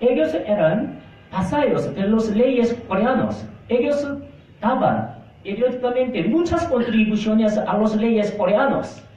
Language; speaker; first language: Spanish; non-native, fluent; Korean